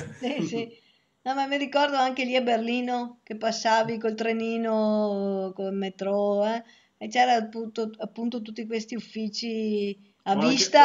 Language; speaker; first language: Italian; native; Italian